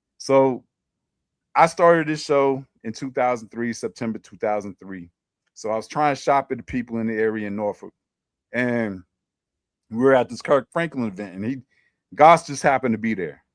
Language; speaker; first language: English; native; English